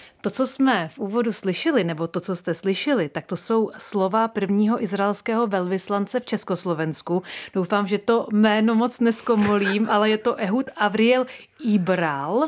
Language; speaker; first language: Czech; native; Czech